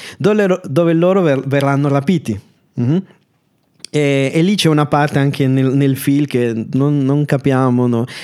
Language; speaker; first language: Italian; non-native, fluent; Spanish